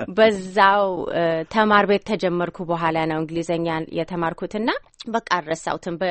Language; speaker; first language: Amharic; early bilingual, heritage; Amharic